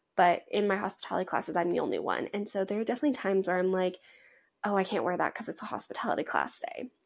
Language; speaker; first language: English; native; English